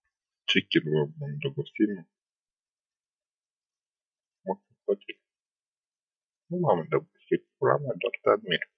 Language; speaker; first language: Romanian; native; Romanian